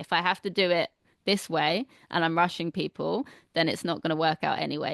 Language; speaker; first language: English; native; English